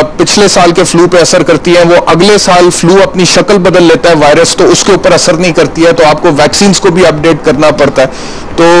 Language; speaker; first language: Urdu; native; Urdu